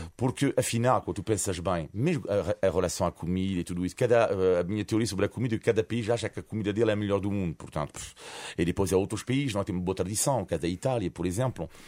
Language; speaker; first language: Portuguese; non-native, fluent; Spanish